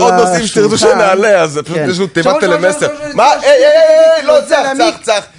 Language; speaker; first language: Hebrew; native; Hebrew